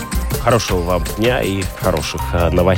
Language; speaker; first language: Russian; native; Russian